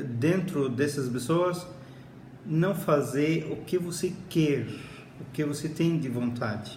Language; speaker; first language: Portuguese; non-native, fluent; Arabic